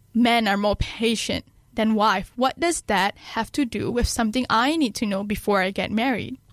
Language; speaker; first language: English; non-native, local second language; Malay